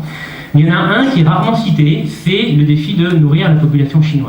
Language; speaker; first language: French; native; French